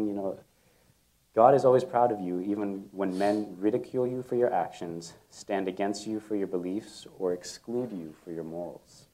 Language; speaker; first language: English; native; English